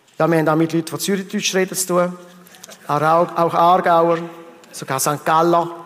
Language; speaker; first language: German; early bilingual, heritage; German